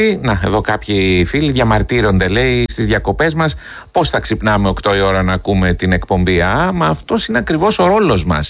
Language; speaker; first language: Greek; native; Greek